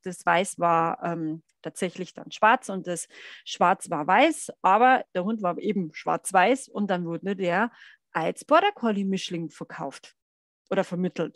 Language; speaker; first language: German; native; German